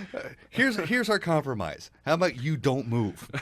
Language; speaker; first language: English; native; English